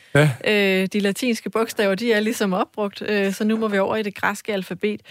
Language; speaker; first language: Danish; early bilingual, other home language; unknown